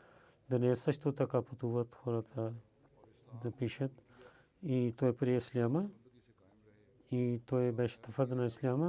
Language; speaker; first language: Bulgarian; non-native, learner; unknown